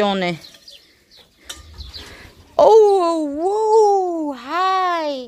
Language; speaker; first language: German; native; German